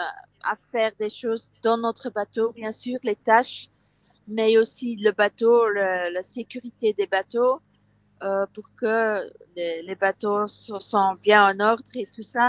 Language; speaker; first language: French; non-native, local second language; Dutch